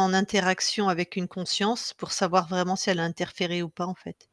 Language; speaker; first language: French; native; French